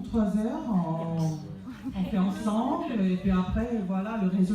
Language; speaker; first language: French; non-native, fluent; Korean